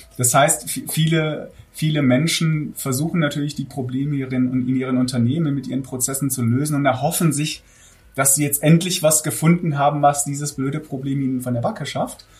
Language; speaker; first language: German; early bilingual, other home language; Armenian